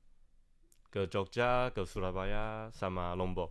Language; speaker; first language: Indonesian; non-native, fluent; Chinese